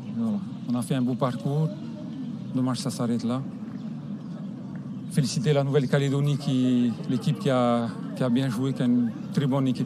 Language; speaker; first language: French; native; French